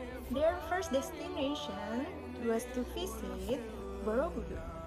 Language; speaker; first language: English; non-native, learner; Indonesian